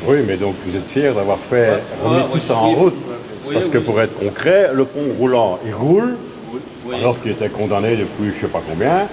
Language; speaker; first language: French; native; French